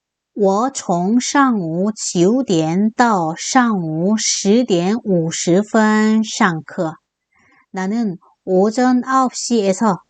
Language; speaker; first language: Chinese; non-native, fluent; Korean